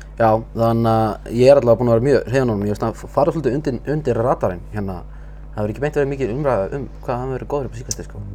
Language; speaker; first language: Icelandic; native; Icelandic